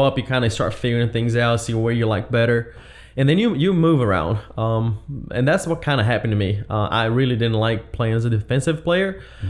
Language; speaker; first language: English; non-native, fluent; Portuguese